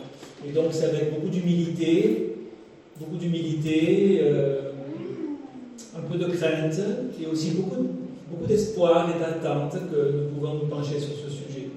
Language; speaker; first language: French; native; French